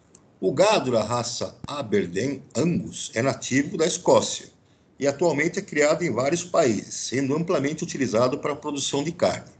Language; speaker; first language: Portuguese; native; Portuguese